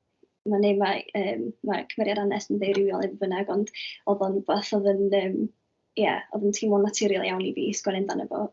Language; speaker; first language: Welsh; native; Welsh